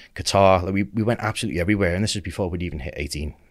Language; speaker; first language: English; native; English